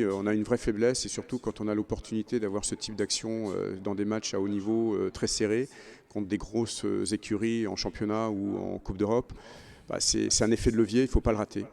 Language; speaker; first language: French; native; French